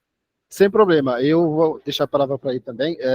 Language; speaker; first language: Portuguese; non-native, fluent; Arabic